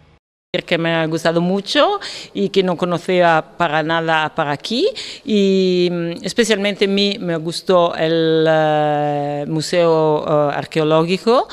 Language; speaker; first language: Spanish; non-native, learner; Italian